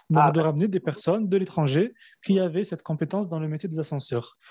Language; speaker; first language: French; early bilingual, other home language; Arabic